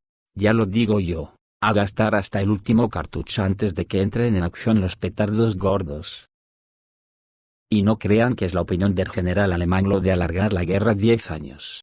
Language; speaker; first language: Spanish; native; Spanish